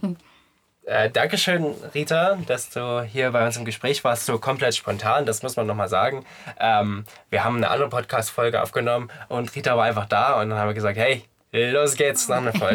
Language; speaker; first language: German; native; German